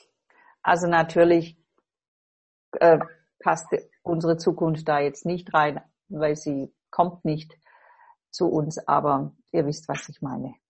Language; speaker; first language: German; non-native, fluent; English